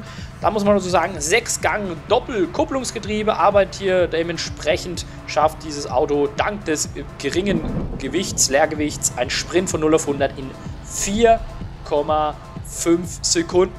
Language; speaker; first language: German; native; German